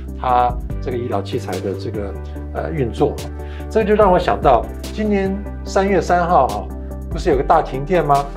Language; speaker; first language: Chinese; native; Chinese